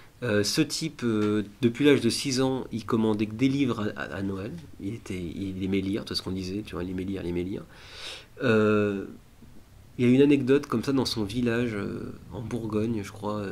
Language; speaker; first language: French; native; French